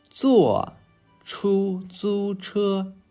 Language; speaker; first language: Chinese; non-native, fluent; English